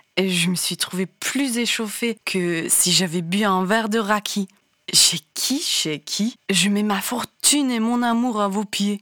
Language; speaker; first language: French; non-native, fluent; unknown